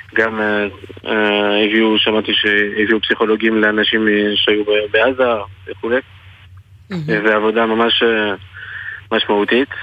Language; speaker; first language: Hebrew; non-native, fluent; French